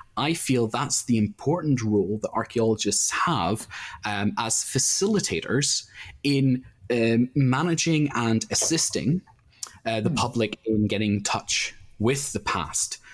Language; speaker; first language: English; native; English